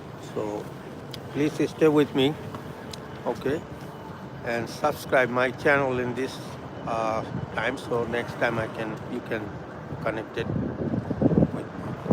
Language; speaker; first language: English; non-native, local second language; Bangla